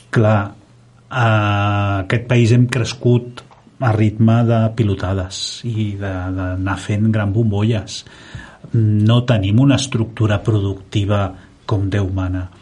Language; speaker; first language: Catalan; native; Catalan